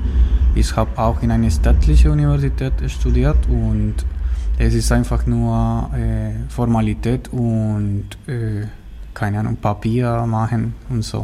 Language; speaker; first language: German; non-native, learner; Spanish